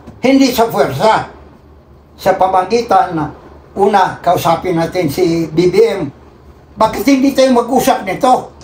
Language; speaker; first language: Filipino; non-native, local second language; Cebuano